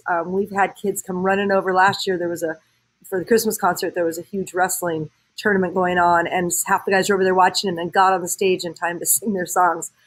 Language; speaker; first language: English; native; English